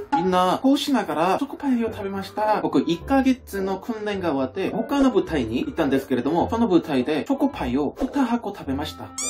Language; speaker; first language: Japanese; non-native, fluent; Korean